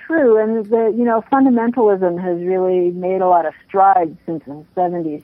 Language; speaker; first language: English; native; English